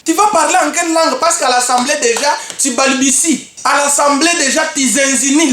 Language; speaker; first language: French; non-native, local second language; Luba-Lulua